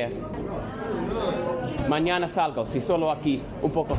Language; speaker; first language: Spanish; non-native, learner; English